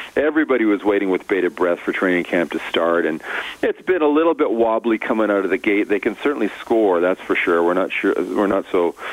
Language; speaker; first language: English; native; English